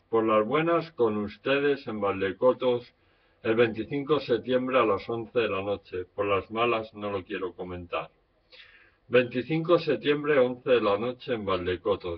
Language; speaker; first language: Spanish; native; Spanish